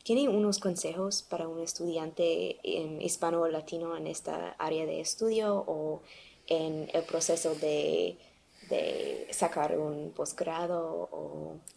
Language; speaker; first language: Spanish; non-native, learner; English